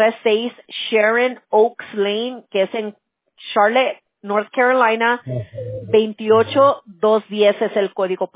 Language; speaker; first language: Spanish; early bilingual, heritage; English